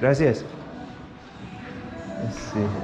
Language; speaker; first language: Spanish; non-native, fluent; English